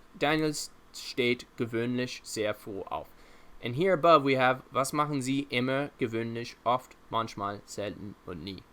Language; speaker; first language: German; non-native, fluent; English